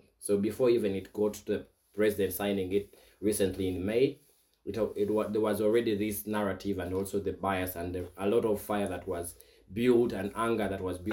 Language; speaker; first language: English; non-native, local second language; Ganda